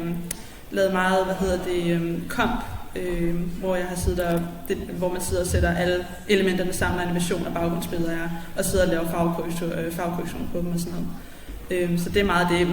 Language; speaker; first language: Danish; native; Danish